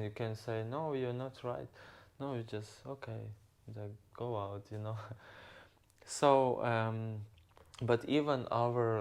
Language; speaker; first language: English; non-native, learner; Ukrainian